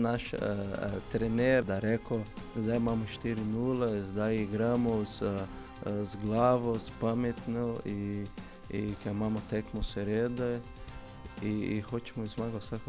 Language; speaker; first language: Slovenian; non-native, learner; Portuguese